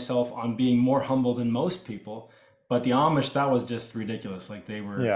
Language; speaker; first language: English; native; English